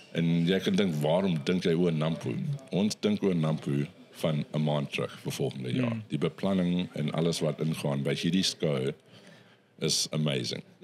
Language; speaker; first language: Afrikaans; non-native, local second language; English